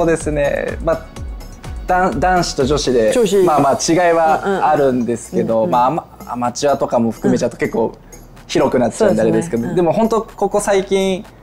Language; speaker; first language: Japanese; native; Japanese